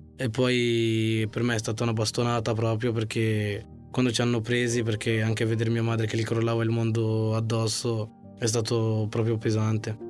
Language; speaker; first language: Italian; early bilingual, other home language; Arabic